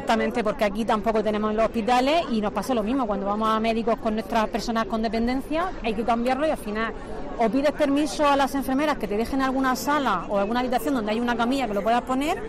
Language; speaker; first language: Spanish; native; Spanish